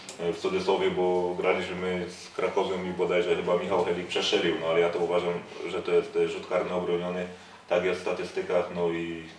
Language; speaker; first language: Polish; native; Polish